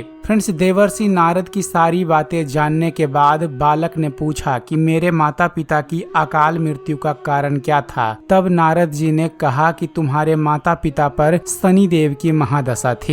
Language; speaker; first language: Hindi; native; Hindi